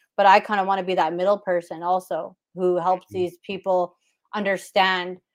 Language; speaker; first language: English; native; English